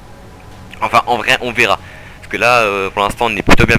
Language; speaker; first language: French; native; French